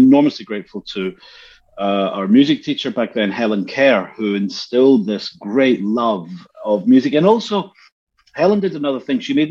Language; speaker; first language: English; native; English